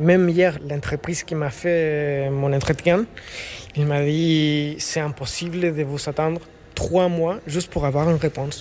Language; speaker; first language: French; non-native, fluent; Spanish